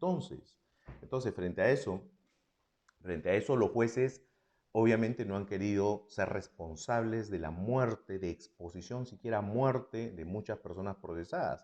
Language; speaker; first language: Spanish; native; Spanish